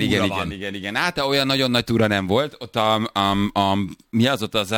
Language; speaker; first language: Hungarian; native; Hungarian